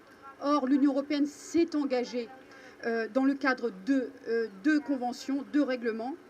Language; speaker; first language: French; native; French